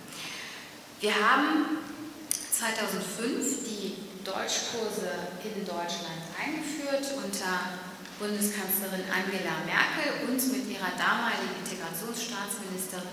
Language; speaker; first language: German; early bilingual, other home language; Turkish